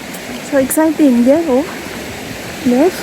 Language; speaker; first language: English; non-native, learner; Filipino